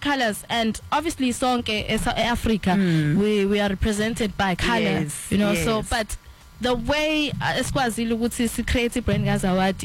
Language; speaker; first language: English; non-native, local second language; Zulu